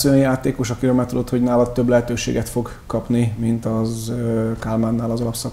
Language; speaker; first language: Hungarian; native; Hungarian